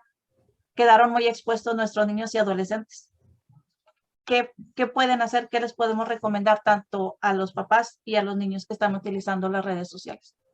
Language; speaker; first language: Spanish; native; Spanish